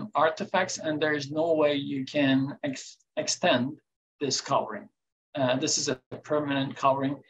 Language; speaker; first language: English; non-native, fluent; Turkish